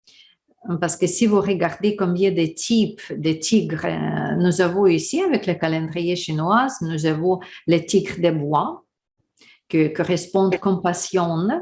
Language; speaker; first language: French; non-native, learner; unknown